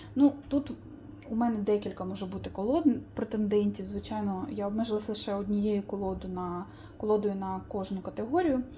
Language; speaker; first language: Ukrainian; native; Ukrainian